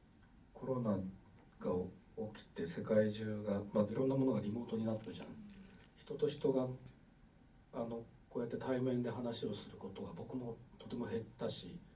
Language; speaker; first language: Japanese; native; Japanese